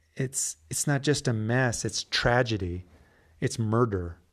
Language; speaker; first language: English; native; English